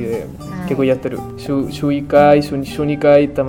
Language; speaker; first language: Japanese; non-native, learner; Spanish